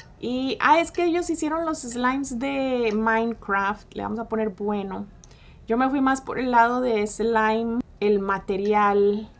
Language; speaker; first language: Spanish; early bilingual, heritage; Spanish